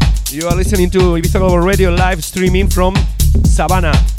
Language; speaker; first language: English; non-native, learner; Spanish